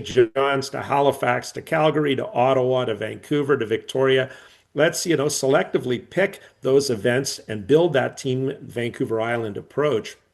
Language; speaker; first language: English; native; English